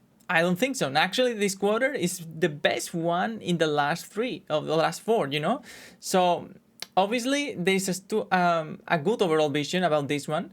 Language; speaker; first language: English; non-native, fluent; Spanish